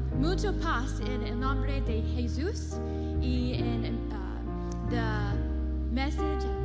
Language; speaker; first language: Spanish; non-native, learner; English